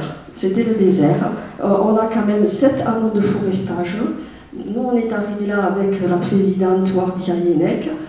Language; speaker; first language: French; native; French